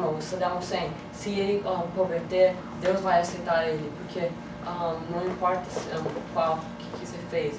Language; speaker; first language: Portuguese; early bilingual, heritage; English